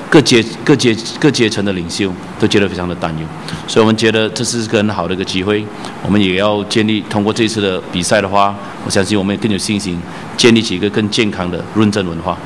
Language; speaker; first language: Chinese; native; Chinese